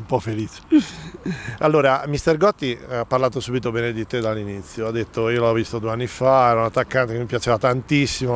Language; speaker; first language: Italian; native; Italian